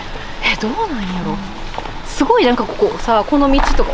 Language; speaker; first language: Japanese; native; Japanese